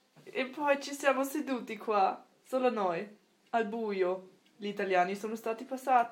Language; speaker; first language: Italian; non-native, learner; German